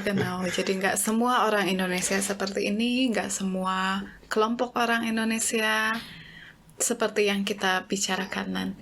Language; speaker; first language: Indonesian; native; Indonesian